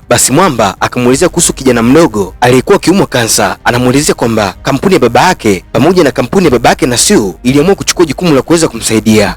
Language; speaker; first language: Swahili; native; Swahili